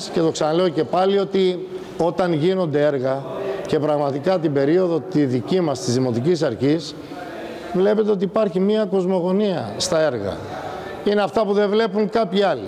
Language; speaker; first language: Greek; native; Greek